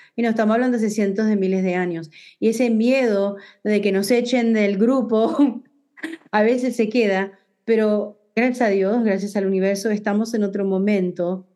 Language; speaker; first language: Spanish; early bilingual, heritage; Spanish